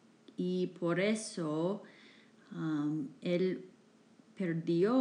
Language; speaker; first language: Spanish; non-native, fluent; English